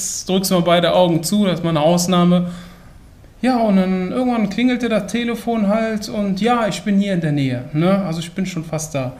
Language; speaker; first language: German; native; German